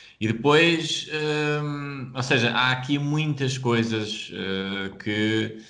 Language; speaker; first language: Portuguese; native; Portuguese